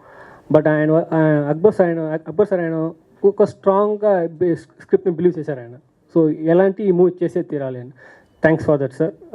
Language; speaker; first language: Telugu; non-native, learner; Tamil